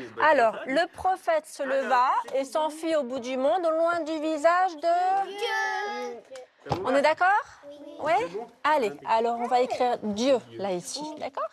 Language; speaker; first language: French; native; French